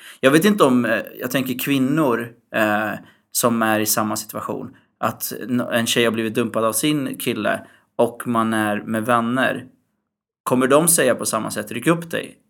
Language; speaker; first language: Swedish; early bilingual, other home language; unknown